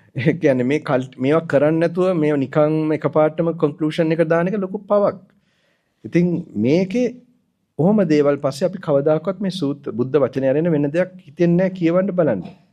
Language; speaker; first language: Sinhala; non-native, fluent; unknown